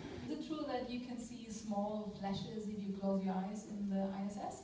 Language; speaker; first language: English; non-native, fluent; German